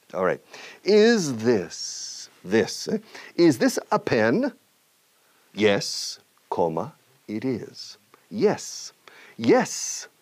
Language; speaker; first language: English; native; English